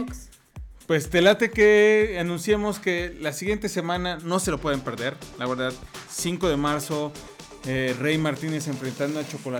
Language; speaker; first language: Spanish; native; Spanish